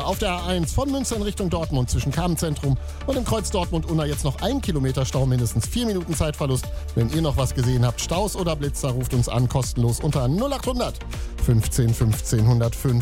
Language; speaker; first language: German; native; German